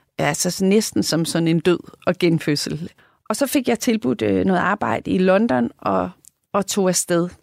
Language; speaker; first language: Danish; native; Danish